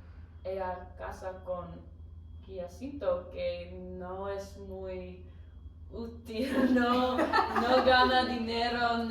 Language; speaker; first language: Spanish; non-native, learner; English